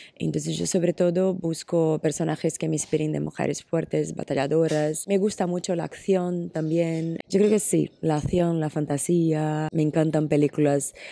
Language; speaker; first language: Spanish; non-native, fluent; Portuguese